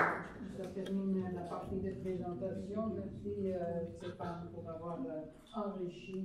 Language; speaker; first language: French; non-native, fluent; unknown